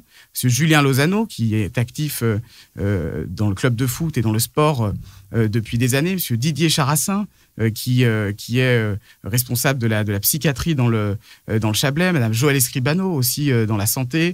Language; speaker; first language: French; native; French